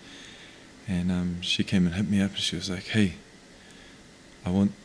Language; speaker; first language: English; non-native, local second language; Māori